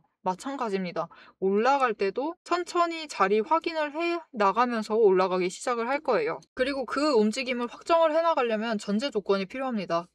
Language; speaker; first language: Korean; native; Korean